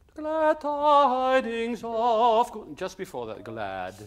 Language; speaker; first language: English; non-native, fluent; Dutch